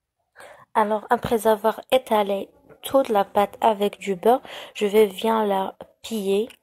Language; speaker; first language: French; non-native, local second language; Arabic